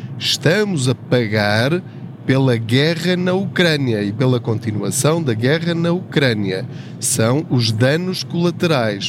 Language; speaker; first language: Portuguese; native; Portuguese